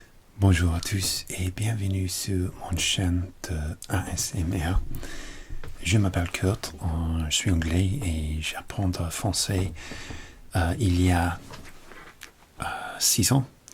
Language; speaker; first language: French; non-native, learner; English